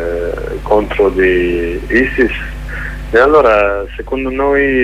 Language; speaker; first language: Italian; non-native, learner; Kurdish